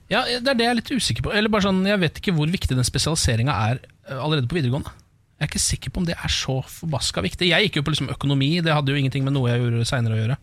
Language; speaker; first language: Norwegian; native; Norwegian